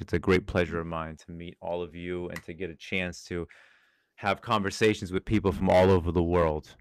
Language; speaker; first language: English; non-native, fluent; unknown